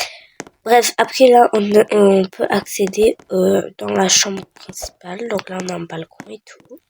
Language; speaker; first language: French; native; French